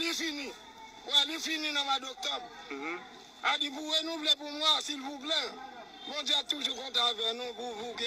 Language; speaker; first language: French; non-native, learner; Haitian Creole